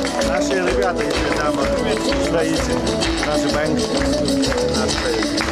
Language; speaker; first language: Russian; non-native, local second language; Kyrgyz